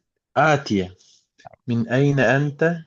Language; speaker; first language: Arabic; non-native, learner; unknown